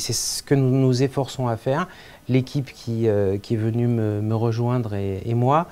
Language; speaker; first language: French; native; French